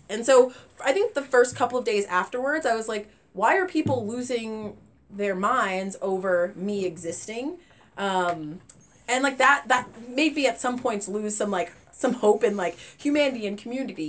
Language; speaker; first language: English; native; English